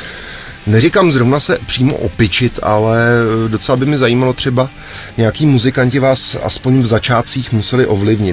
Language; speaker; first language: Czech; native; Czech